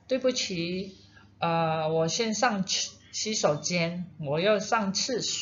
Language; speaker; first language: Chinese; non-native, fluent; Indonesian